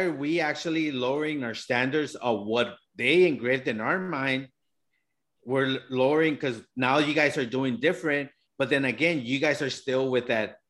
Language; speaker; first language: English; early bilingual, other home language; Spanish